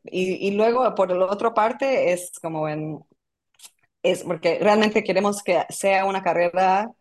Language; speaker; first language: Spanish; non-native, fluent; English